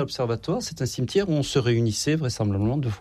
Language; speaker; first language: French; native; French